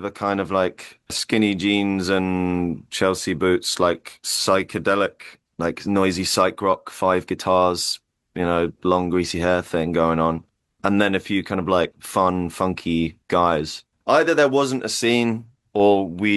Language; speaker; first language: English; native; English